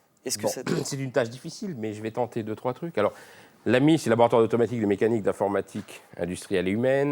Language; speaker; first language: French; native; French